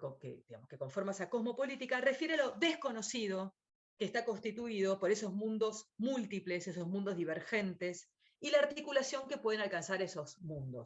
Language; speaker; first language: Spanish; native; Spanish